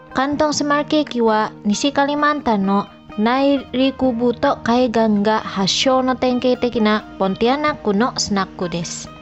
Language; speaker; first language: Japanese; non-native, fluent; Indonesian